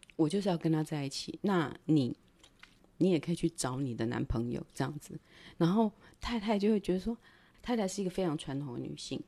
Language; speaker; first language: Chinese; non-native, local second language; Min Nan Chinese